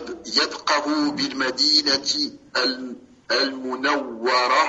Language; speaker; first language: Arabic; non-native, learner; French